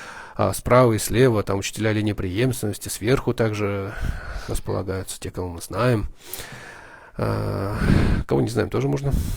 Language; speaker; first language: Russian; native; Russian